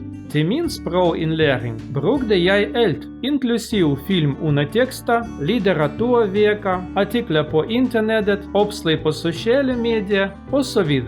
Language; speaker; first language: Danish; non-native, learner; Russian